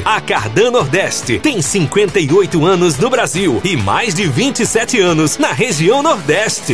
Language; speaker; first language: Portuguese; native; Portuguese